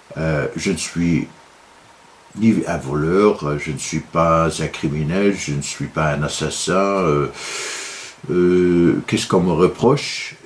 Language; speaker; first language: French; non-native, local second language; Luxembourgish